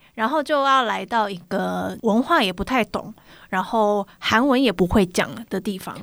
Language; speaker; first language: Chinese; native; Chinese